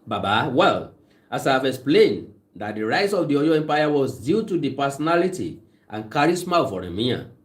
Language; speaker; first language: English; non-native, local second language; Yoruba